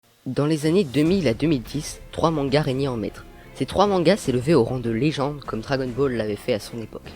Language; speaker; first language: French; native; French